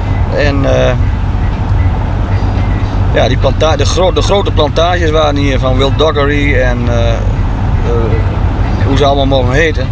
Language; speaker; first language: Dutch; native; Dutch